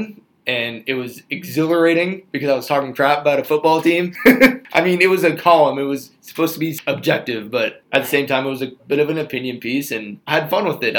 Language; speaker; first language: English; native; English